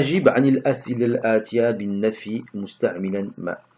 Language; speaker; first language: Arabic; non-native, fluent; French